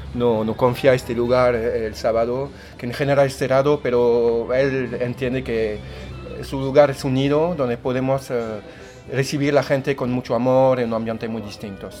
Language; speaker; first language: Spanish; non-native, fluent; French